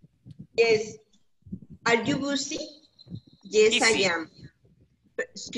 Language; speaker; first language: English; non-native, learner; Spanish